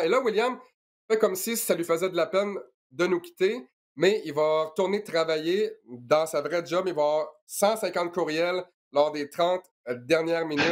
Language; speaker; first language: French; native; French